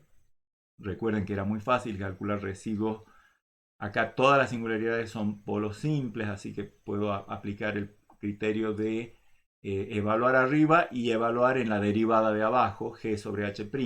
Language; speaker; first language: Spanish; native; Spanish